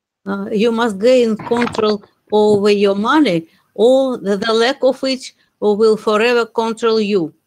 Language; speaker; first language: English; non-native, learner; Russian